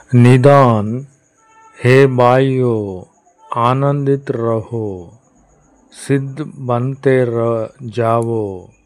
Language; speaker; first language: Hindi; non-native, local second language; Telugu